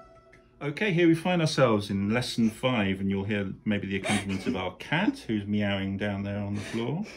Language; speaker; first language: English; native; English